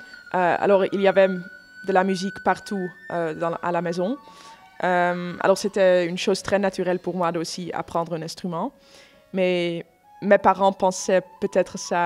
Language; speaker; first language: French; non-native, fluent; Dutch